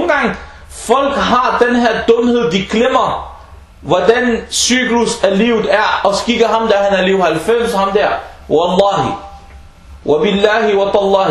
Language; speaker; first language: Danish; early bilingual, other home language; Arabic